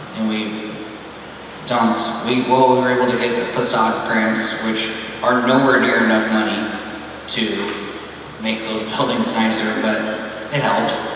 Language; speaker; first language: English; native; English